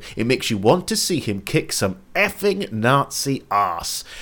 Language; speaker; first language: English; native; English